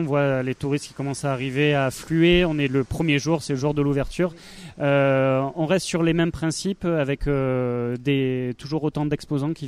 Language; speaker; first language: French; native; French